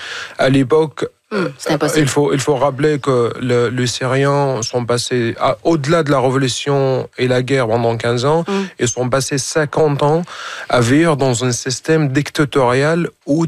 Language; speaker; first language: French; non-native, fluent; Arabic